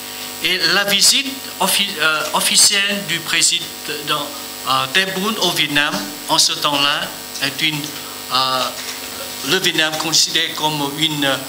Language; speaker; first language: French; non-native, learner; Vietnamese